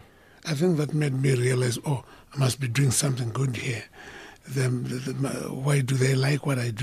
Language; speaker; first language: English; non-native, local second language; Shona